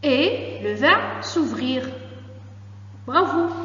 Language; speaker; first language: French; non-native, local second language; Arabic